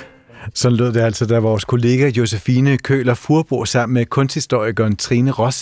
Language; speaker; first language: Danish; native; Danish